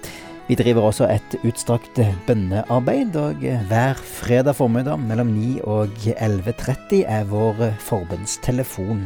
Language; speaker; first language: Norwegian; native; Norwegian